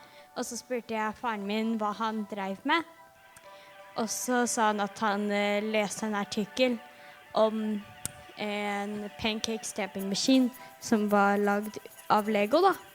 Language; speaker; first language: Norwegian; early bilingual, other home language; English